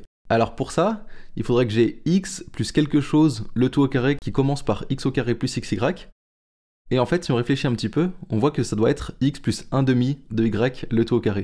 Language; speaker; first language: French; native; French